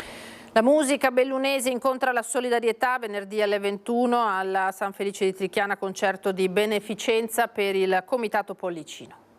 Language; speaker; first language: Italian; native; Italian